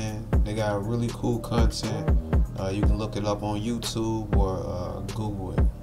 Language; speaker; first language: English; native; English